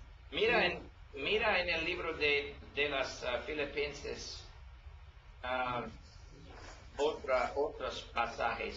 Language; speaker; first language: Spanish; non-native, learner; English